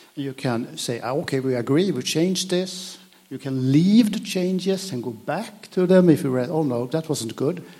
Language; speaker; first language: English; non-native, fluent; Swedish